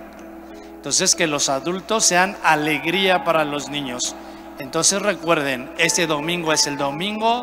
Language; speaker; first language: Spanish; native; Spanish